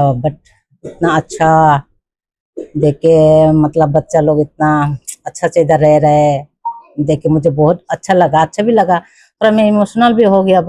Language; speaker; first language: Hindi; non-native, local second language; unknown